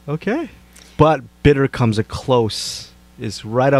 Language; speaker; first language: English; native; English